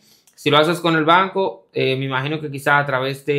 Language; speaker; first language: Spanish; native; Spanish